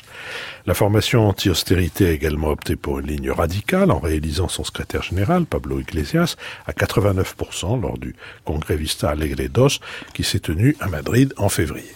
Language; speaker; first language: French; native; French